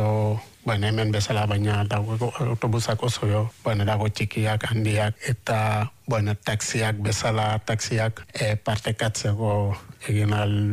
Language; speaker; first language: Basque; non-native, fluent; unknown